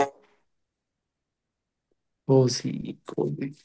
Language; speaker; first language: Italian; non-native, learner; Bangla